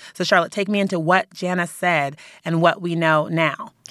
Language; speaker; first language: English; native; English